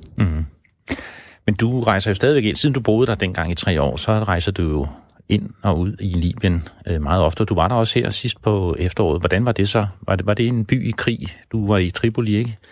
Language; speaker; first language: Danish; native; Danish